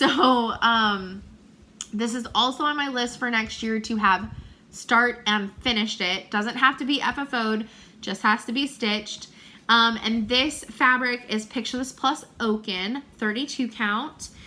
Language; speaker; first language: English; native; English